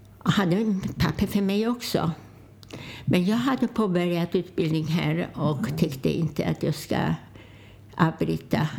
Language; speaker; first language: Swedish; non-native, fluent; Polish